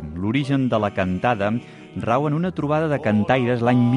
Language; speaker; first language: Catalan; native; Catalan